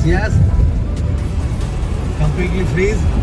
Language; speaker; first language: English; non-native, local second language; Hindi